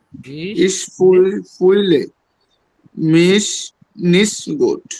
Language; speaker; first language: German; non-native, learner; Bangla